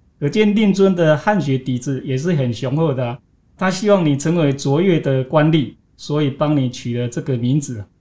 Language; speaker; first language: Chinese; native; Chinese